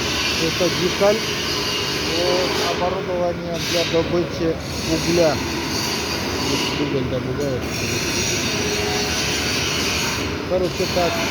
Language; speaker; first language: Russian; non-native, local second language; Kyrgyz